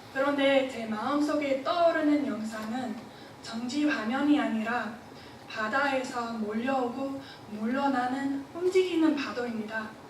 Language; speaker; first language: Korean; non-native, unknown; English